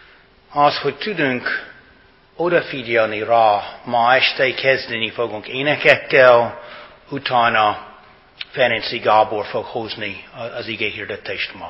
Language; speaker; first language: Hungarian; non-native, fluent; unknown